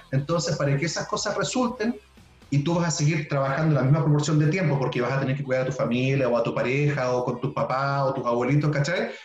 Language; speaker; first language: Spanish; native; Spanish